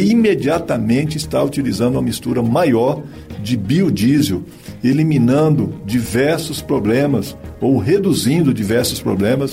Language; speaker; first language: Portuguese; native; Portuguese